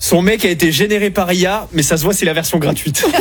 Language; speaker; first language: French; native; French